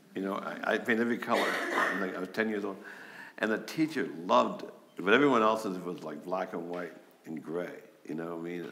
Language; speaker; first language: English; native; English